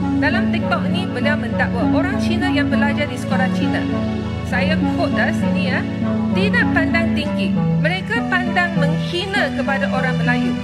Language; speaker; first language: Malay; non-native, local second language; Chinese